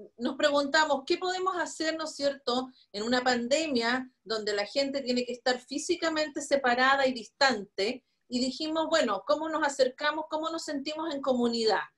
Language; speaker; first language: Spanish; native; Spanish